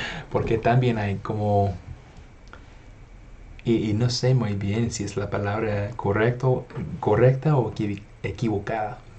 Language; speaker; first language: Spanish; non-native, fluent; English